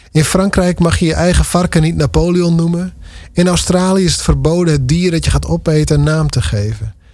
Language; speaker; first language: Dutch; non-native, local second language; Western Frisian